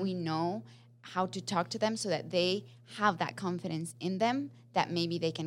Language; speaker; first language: English; non-native, fluent; Spanish